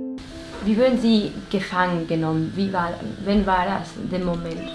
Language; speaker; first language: German; non-native, learner; Spanish